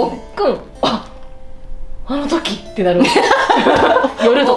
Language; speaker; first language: Japanese; native; Japanese